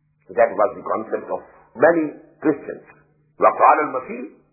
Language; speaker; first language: English; non-native, local second language; Urdu